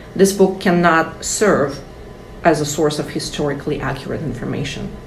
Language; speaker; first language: English; non-native, fluent; Russian